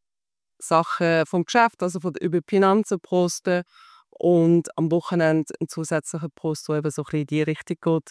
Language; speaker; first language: German; native; German